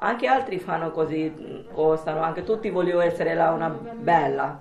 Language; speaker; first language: Italian; non-native, learner; Urdu